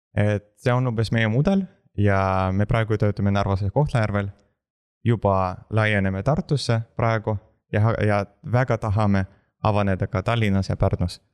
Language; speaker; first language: Estonian; non-native, local second language; Russian